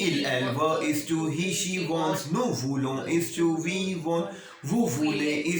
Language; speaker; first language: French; non-native, learner; Hindi